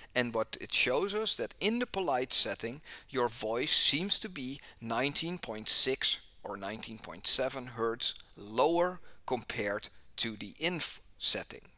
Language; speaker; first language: English; non-native, fluent; Dutch